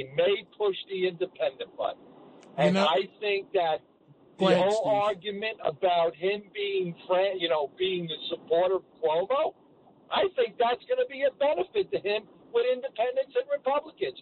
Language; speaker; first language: English; native; English